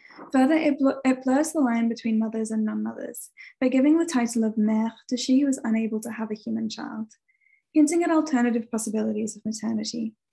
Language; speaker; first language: English; native; English